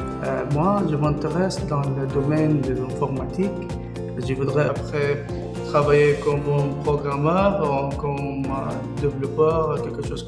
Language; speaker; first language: French; non-native, learner; Arabic